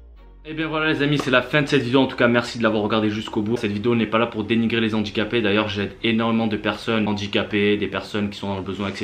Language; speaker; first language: French; native; French